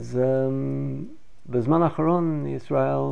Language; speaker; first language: Hebrew; non-native, learner; English